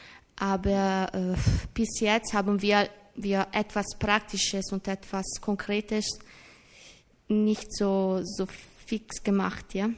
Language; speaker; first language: German; non-native, learner; Italian